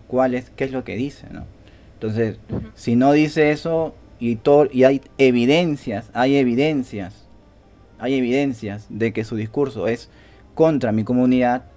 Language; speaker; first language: Spanish; native; Spanish